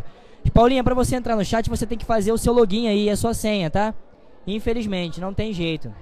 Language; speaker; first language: Portuguese; native; Portuguese